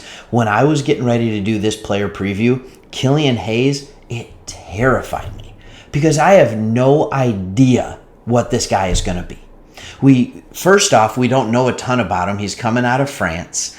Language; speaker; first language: English; native; English